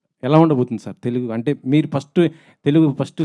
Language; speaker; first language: Telugu; native; Telugu